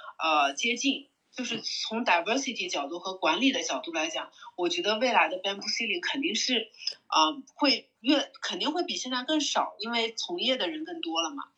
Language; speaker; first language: Chinese; native; Chinese